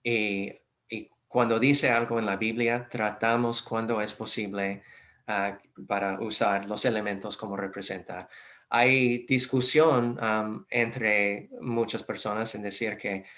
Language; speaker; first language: Spanish; non-native, fluent; English